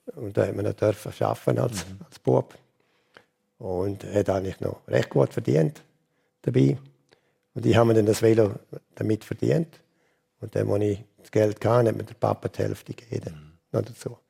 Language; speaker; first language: German; native; German